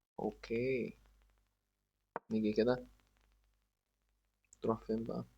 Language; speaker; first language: Arabic; native; Arabic